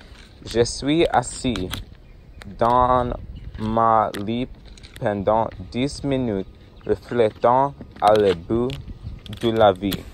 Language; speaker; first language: French; non-native, learner; English